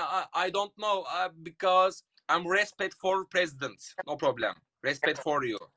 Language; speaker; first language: English; non-native, learner; Turkish